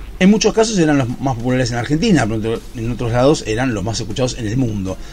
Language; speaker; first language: Spanish; native; Spanish